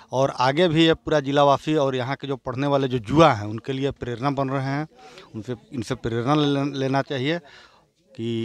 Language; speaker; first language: Hindi; native; Hindi